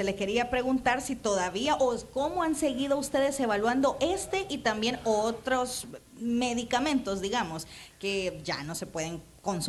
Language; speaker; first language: Spanish; native; Spanish